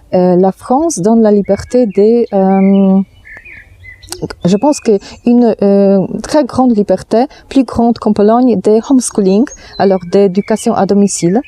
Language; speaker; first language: French; non-native, fluent; Polish